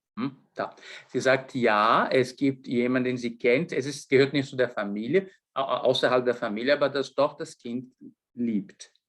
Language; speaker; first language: German; non-native, fluent; Portuguese